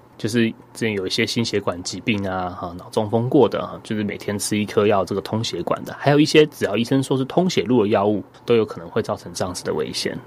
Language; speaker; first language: Chinese; native; Chinese